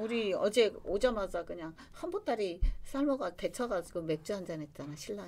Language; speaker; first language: Korean; native; Korean